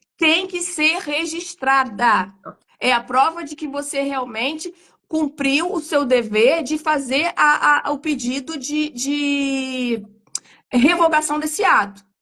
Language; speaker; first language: Portuguese; native; Portuguese